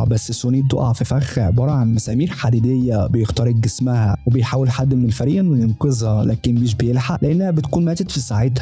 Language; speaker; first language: Arabic; native; Arabic